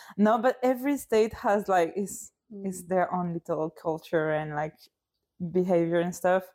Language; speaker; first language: English; non-native, fluent; French